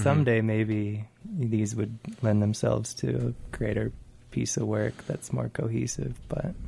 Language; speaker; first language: English; native; English